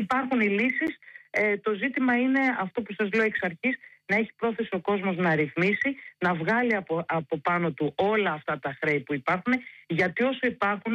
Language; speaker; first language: Greek; native; Greek